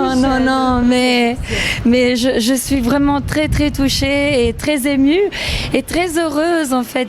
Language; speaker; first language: French; non-native, fluent; Italian